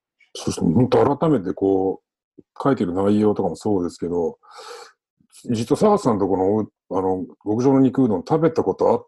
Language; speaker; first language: Japanese; native; Japanese